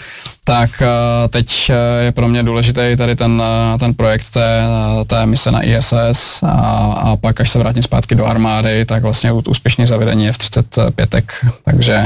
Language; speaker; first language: Czech; native; Czech